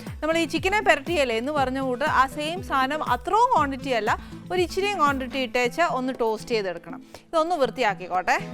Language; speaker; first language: Malayalam; native; Malayalam